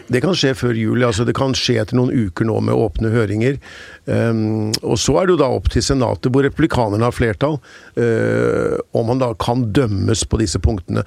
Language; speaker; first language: Norwegian; native; Norwegian